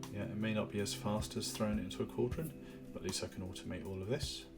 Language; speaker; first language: English; native; English